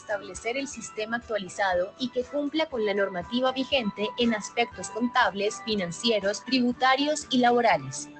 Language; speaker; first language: Spanish; native; Spanish